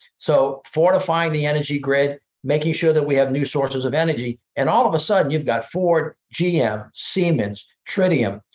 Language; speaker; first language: English; native; English